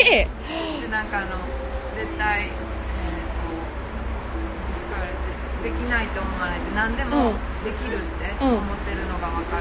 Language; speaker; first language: Japanese; native; Japanese